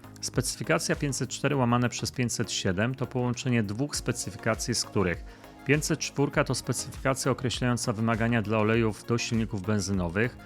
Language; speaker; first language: Polish; native; Polish